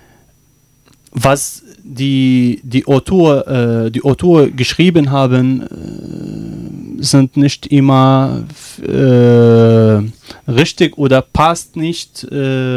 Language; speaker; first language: German; non-native, learner; Arabic